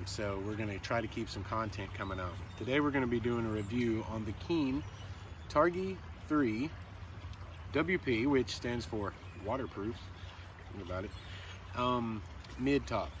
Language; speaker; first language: English; native; English